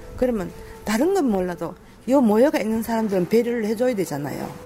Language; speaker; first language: Korean; native; Korean